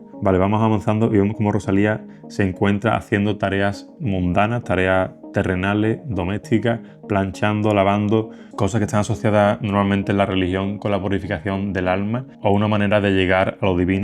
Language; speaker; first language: Spanish; native; Spanish